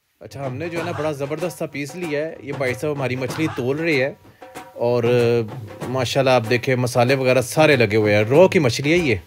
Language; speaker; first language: Urdu; non-native, local second language; Punjabi